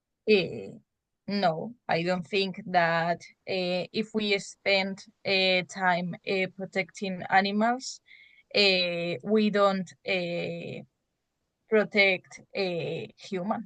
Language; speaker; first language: English; non-native, learner; Spanish